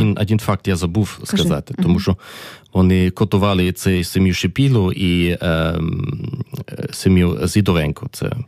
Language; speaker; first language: Ukrainian; non-native, learner; German